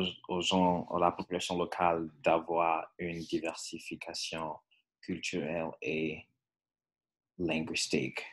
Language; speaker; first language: French; non-native, fluent; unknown